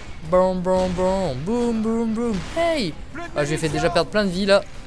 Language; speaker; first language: French; native; French